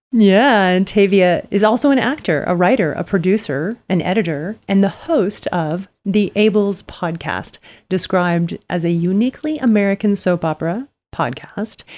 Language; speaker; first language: English; native; English